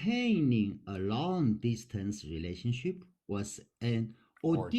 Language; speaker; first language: English; non-native, learner; Chinese